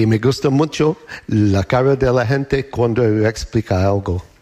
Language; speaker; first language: Spanish; non-native, learner; English